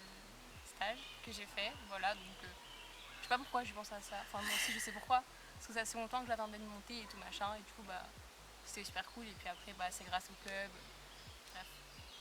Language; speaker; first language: French; native; French